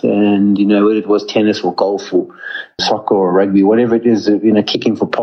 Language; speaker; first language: English; native; English